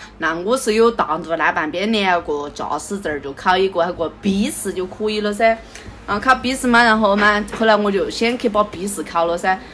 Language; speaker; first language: Chinese; native; Chinese